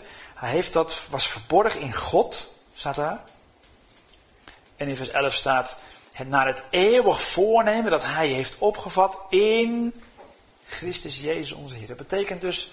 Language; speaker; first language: Dutch; native; Dutch